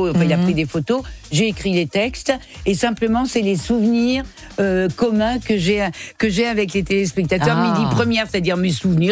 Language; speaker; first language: French; native; French